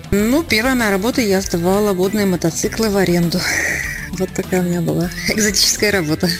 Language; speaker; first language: Russian; native; Russian